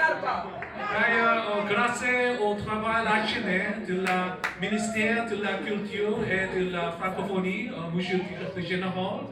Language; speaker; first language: French; non-native, learner; Korean